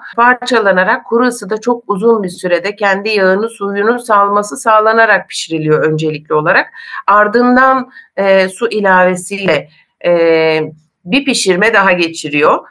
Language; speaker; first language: Turkish; native; Turkish